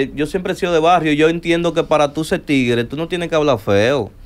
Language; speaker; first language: Spanish; native; Spanish